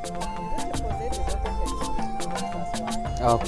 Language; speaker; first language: French; non-native, learner; English